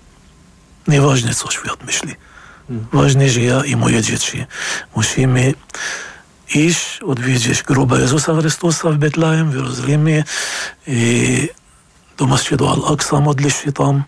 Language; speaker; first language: Polish; non-native, fluent; Arabic